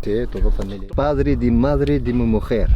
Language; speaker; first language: Spanish; non-native, learner; Arabic